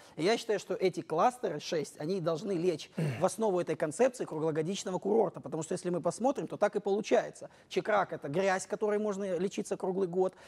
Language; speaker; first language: Russian; native; Russian